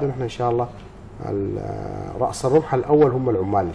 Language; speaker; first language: Arabic; native; Arabic